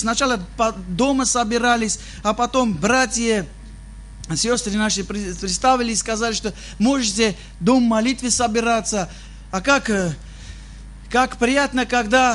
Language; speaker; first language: Russian; non-native, fluent; Armenian